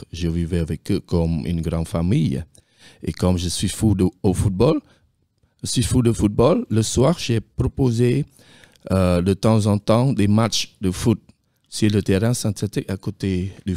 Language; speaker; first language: French; non-native, fluent; Khmer